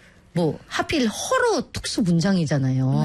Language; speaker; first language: Korean; native; Korean